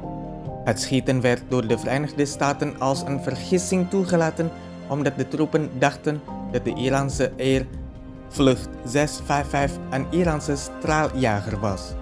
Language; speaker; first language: Dutch; non-native, fluent; Indonesian